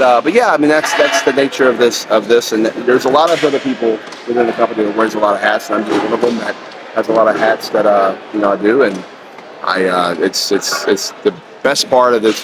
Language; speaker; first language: English; native; English